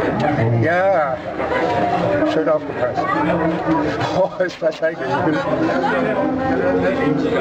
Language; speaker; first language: German; native; German